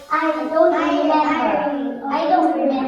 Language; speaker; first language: English; non-native, learner; Korean